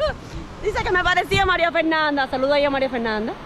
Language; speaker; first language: Spanish; native; Spanish